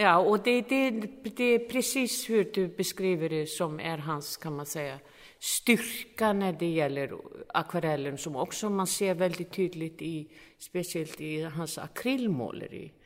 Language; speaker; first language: Swedish; non-native, fluent; Icelandic